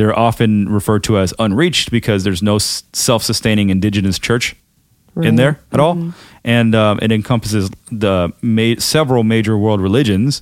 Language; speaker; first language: English; early bilingual, other home language; German